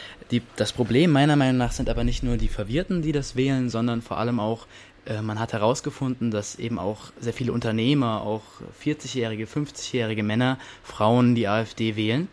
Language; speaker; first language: German; native; German